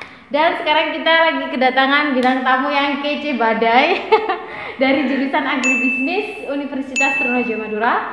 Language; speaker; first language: Indonesian; non-native, local second language; Javanese